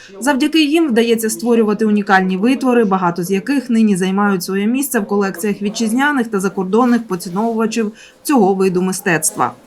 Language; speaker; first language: Ukrainian; native; Ukrainian